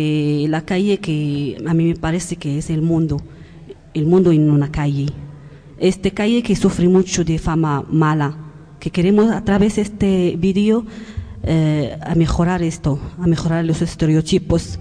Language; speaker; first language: Spanish; non-native, learner; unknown